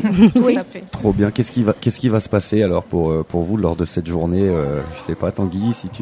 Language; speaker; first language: French; native; French